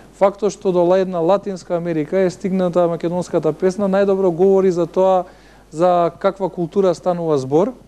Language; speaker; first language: Macedonian; native; Macedonian